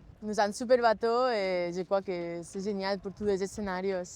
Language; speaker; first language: French; non-native, fluent; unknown